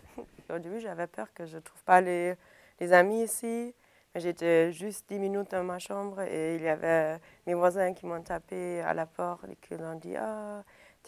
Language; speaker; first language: French; non-native, fluent; German